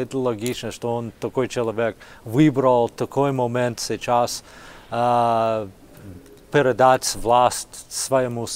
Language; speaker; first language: Russian; non-native, fluent; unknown